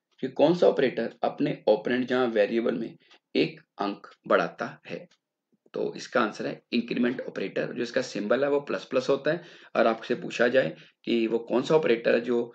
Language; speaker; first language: Hindi; non-native, local second language; Punjabi